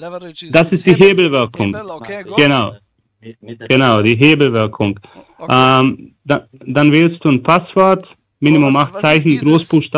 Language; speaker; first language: German; non-native, fluent; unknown